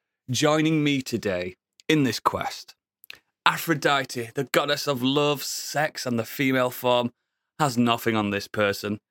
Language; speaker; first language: English; native; English